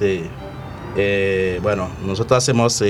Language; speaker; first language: Spanish; non-native, learner; Haitian Creole